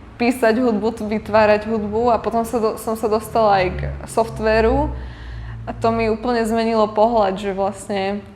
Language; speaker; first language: Slovak; non-native, local second language; Hungarian